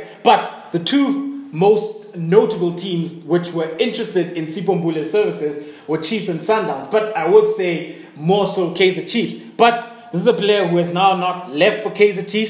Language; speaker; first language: English; native; English